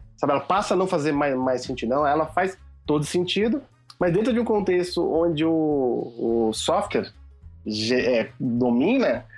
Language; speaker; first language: Portuguese; native; Portuguese